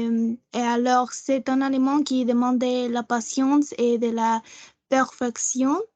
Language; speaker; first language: French; non-native, learner; Spanish